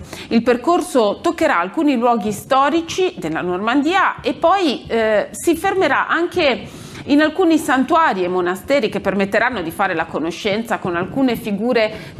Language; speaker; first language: Italian; native; Italian